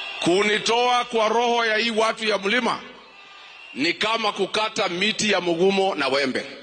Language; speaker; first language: Swahili; non-native, local second language; Kikuyu